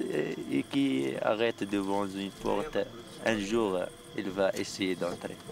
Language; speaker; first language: French; non-native, learner; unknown